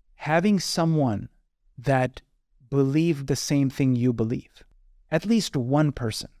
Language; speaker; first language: English; non-native, local second language; Urdu